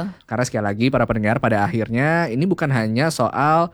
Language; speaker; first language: Indonesian; native; Indonesian